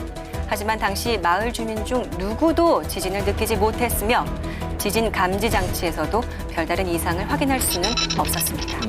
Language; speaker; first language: Korean; native; Korean